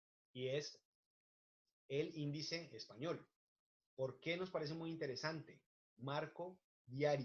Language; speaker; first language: Spanish; native; Spanish